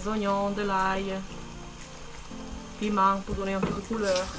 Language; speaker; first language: French; non-native, fluent; Portuguese